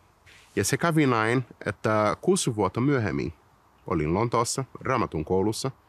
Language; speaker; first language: Finnish; non-native, fluent; Portuguese